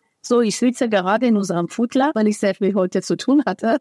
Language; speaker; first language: German; non-native, fluent; Persian